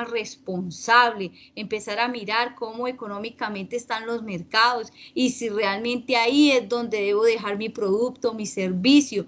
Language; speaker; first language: Spanish; native; Spanish